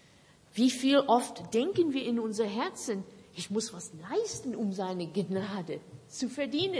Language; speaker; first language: German; non-native, fluent; English